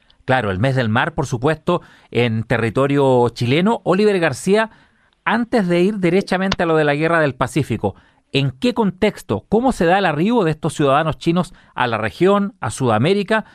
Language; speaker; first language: Spanish; native; Spanish